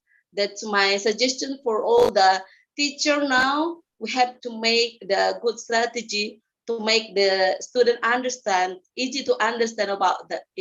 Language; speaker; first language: English; non-native, fluent; Indonesian